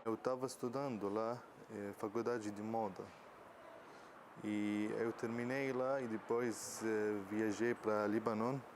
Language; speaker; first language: Portuguese; non-native, learner; Arabic